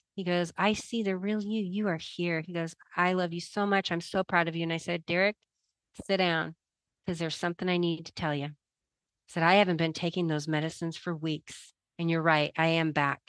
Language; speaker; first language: English; native; English